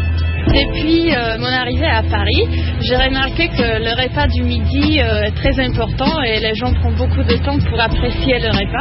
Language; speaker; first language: French; non-native, fluent; Slovak